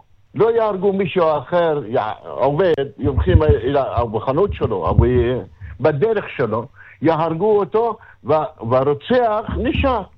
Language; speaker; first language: Hebrew; non-native, local second language; Arabic